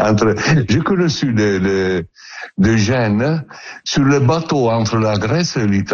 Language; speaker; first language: French; non-native, learner; Italian